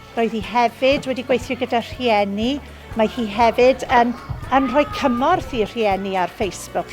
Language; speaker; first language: Welsh; non-native, local second language; English